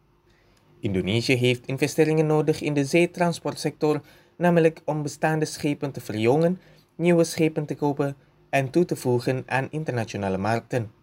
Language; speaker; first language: Dutch; non-native, fluent; Indonesian